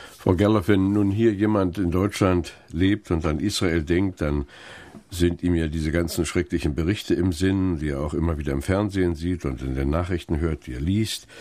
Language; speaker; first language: German; native; German